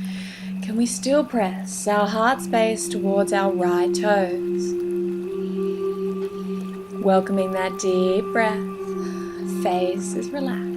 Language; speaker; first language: English; native; English